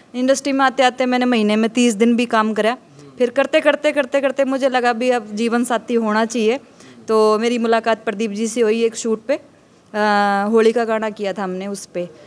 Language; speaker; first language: Hindi; native; Hindi